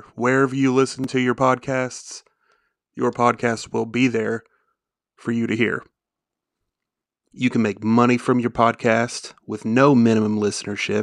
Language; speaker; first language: English; native; English